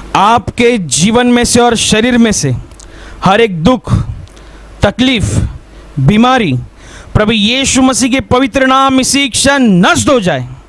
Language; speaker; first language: Hindi; non-native, local second language; Marathi